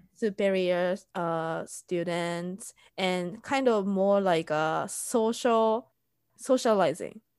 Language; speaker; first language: English; non-native, fluent; Japanese